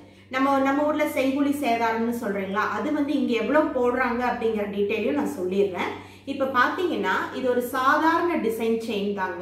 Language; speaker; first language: Tamil; native; Tamil